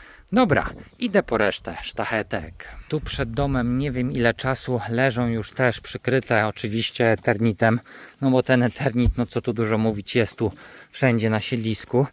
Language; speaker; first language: Polish; native; Polish